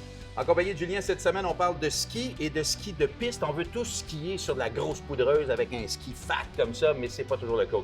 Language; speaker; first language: French; native; French